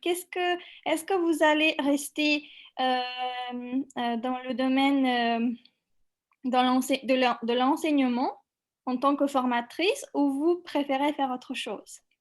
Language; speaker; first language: French; non-native, fluent; Macedonian